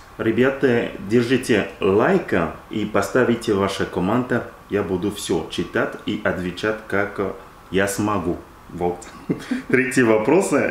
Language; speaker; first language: Russian; non-native, learner; French